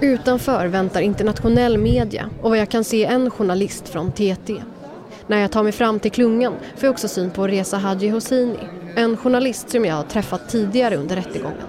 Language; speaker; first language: Swedish; native; Swedish